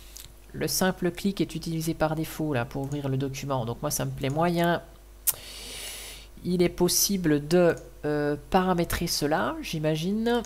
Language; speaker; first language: French; native; French